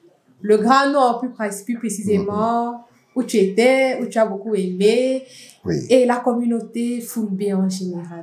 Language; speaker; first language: French; non-native, local second language; Fula